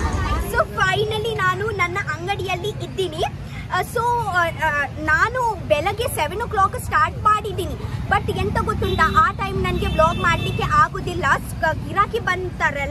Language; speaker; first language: Kannada; non-native, local second language; Tulu